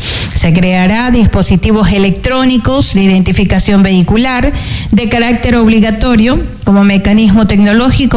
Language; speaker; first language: Spanish; native; Spanish